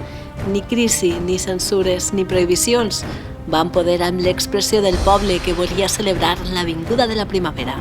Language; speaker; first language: Catalan; native; Catalan